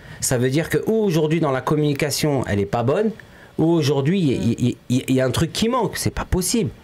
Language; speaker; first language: French; early bilingual, other home language; Arabic